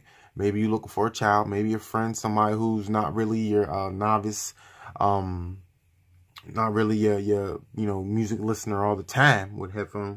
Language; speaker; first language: English; native; English